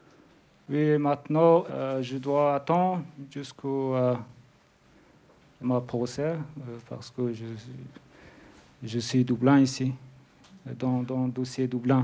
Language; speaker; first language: French; non-native, learner; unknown